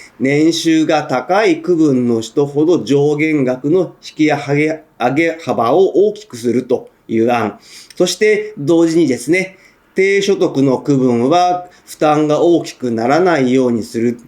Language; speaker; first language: Japanese; native; Japanese